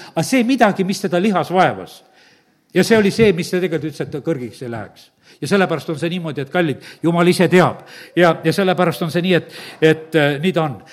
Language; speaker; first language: Estonian; native; Estonian